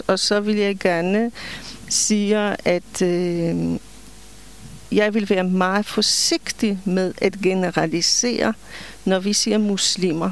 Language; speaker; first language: Danish; non-native, fluent; Polish